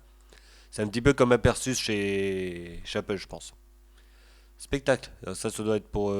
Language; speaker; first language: French; native; French